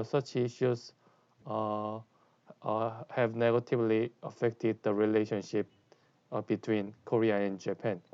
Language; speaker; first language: English; non-native, learner; Korean